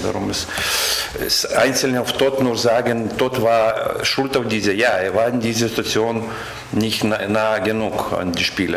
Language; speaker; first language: German; non-native, learner; Lithuanian